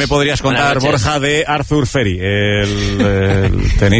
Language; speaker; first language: Spanish; native; Spanish